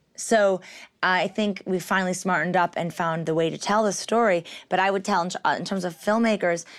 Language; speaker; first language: English; native; English